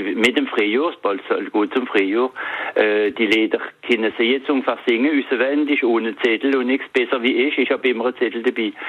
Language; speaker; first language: German; early bilingual, heritage; French